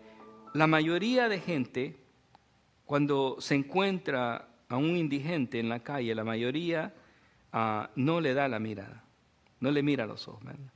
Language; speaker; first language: Spanish; native; Spanish